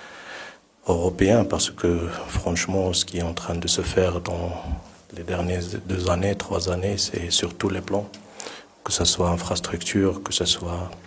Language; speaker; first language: French; non-native, local second language; Arabic